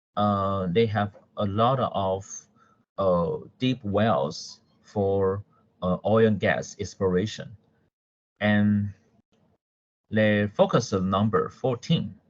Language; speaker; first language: English; non-native, fluent; Chinese